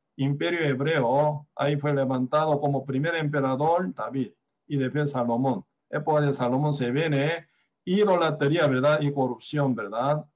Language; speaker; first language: Spanish; non-native, fluent; Korean